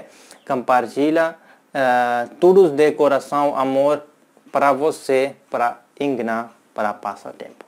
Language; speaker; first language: Portuguese; non-native, learner; Hindi